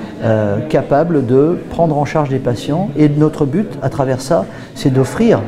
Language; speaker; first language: French; native; French